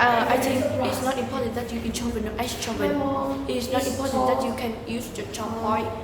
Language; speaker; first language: English; non-native, learner; Vietnamese